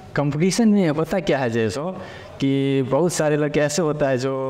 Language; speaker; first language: Hindi; native; Hindi